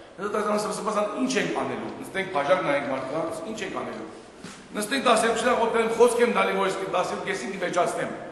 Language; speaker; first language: Armenian; early bilingual, heritage; Armenian